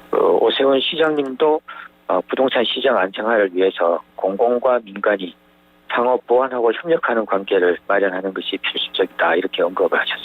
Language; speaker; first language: Korean; native; Korean